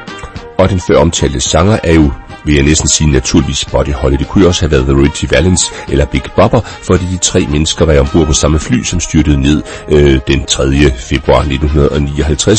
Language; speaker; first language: Danish; native; Danish